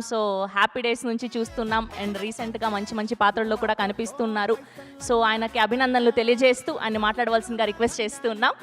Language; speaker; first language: Telugu; native; Telugu